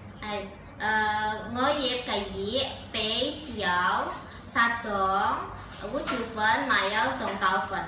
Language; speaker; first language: Cantonese; non-native, learner; Indonesian